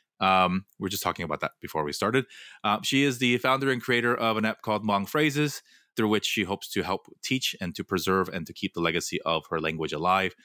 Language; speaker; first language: English; native; English